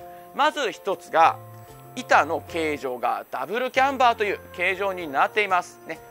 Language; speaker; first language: Japanese; native; Japanese